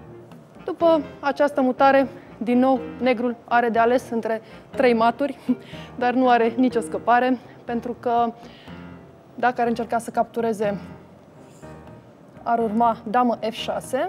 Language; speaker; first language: Romanian; native; Romanian